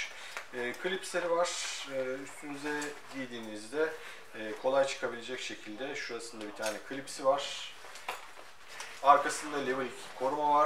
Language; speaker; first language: Turkish; native; Turkish